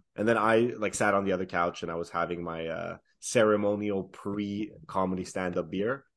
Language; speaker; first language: English; native; English